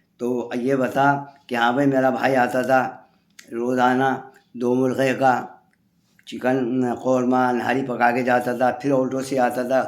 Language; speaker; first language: Urdu; native; Urdu